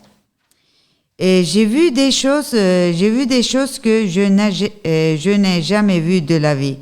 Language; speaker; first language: French; non-native, learner; Turkish